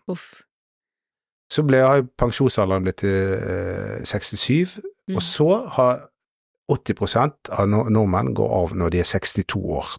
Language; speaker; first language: Norwegian; native; Norwegian